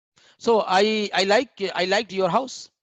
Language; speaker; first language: English; non-native, learner; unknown